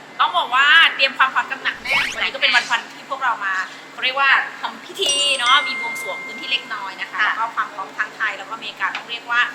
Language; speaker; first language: Thai; native; Thai